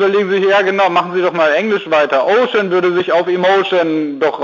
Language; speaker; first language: German; native; German